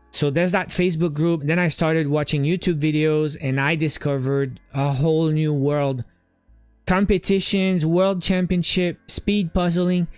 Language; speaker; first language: English; native; English